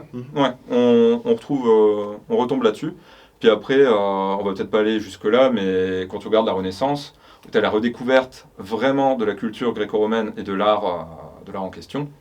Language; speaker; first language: French; native; French